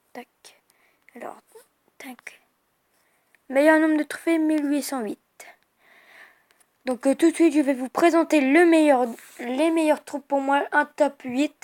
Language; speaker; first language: French; native; French